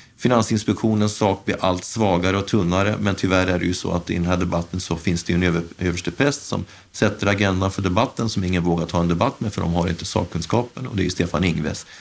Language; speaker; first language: Swedish; native; Swedish